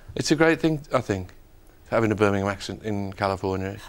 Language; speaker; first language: English; native; English